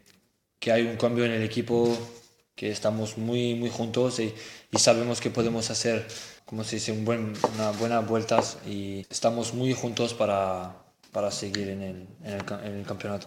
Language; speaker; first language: Spanish; non-native, fluent; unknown